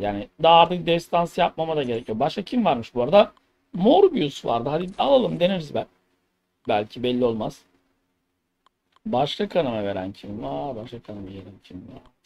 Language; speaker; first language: Turkish; native; Turkish